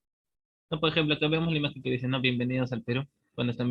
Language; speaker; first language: Spanish; native; Spanish